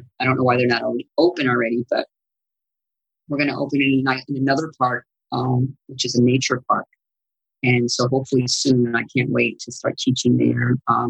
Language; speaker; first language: English; non-native, fluent; Italian